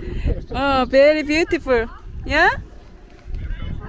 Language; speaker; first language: English; non-native, learner; Korean